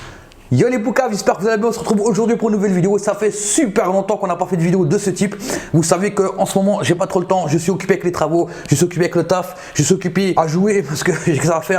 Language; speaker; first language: French; native; French